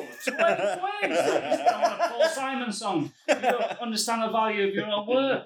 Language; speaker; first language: English; native; English